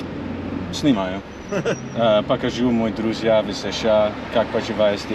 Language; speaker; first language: Russian; non-native, learner; English